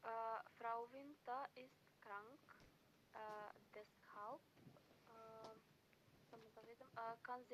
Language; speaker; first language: German; non-native, learner; Macedonian